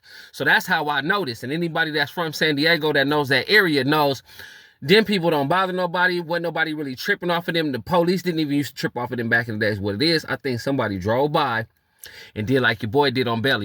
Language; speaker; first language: English; native; English